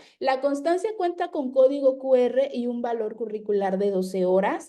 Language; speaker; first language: Spanish; native; Spanish